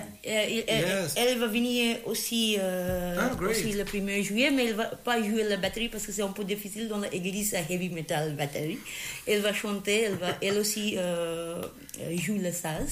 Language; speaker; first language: French; non-native, learner; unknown